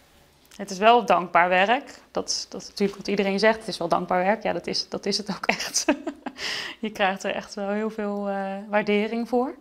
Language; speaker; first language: Dutch; native; Dutch